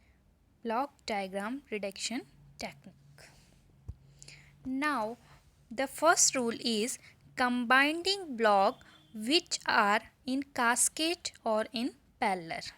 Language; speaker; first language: English; non-native, local second language; Hindi